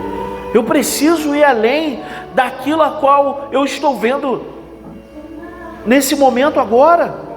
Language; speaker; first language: Portuguese; native; Portuguese